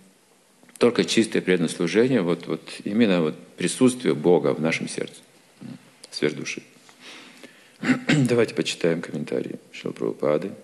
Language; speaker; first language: Russian; native; Russian